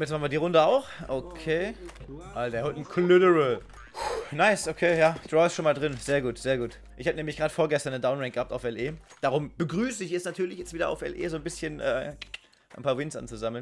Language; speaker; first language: German; native; German